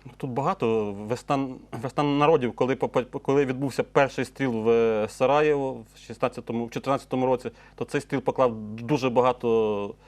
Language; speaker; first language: Ukrainian; native; Ukrainian